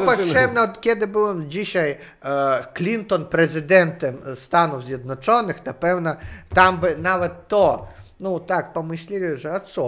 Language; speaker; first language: Polish; non-native, learner; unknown